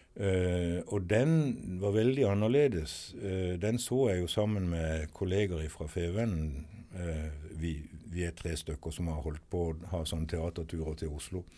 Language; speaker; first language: Norwegian; native; Norwegian